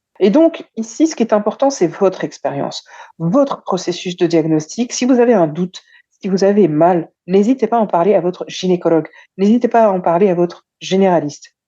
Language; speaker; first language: French; native; French